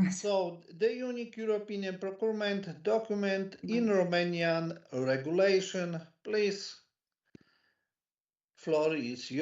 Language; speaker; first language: English; non-native, learner; Polish